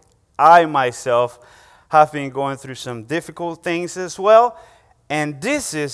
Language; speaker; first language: English; non-native, fluent; Spanish